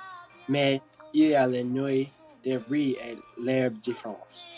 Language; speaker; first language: French; non-native, learner; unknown